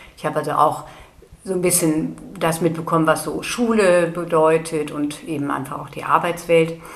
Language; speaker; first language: German; native; German